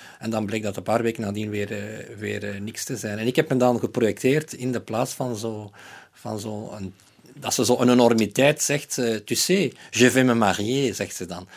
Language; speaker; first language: Dutch; native; Dutch